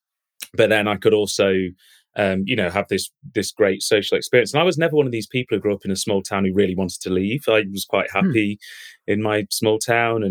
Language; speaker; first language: English; native; English